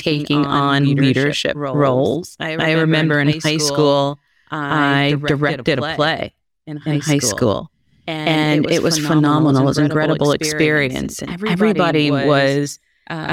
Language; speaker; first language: English; native; English